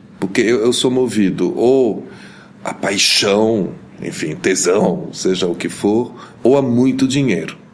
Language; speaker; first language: Portuguese; early bilingual, heritage; Portuguese